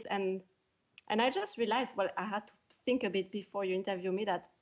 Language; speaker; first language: English; non-native, fluent; French